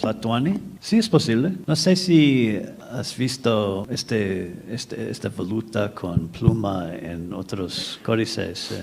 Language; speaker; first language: Spanish; non-native, fluent; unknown